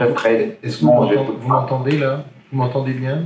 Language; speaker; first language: French; native; French